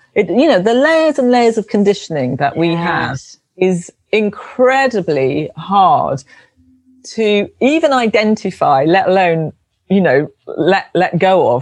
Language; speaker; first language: English; native; English